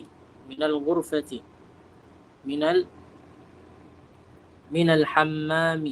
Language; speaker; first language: Arabic; non-native, fluent; Filipino